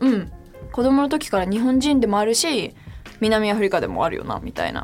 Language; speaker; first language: Japanese; native; Japanese